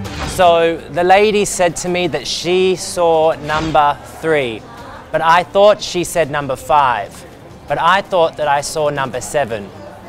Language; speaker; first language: English; native; English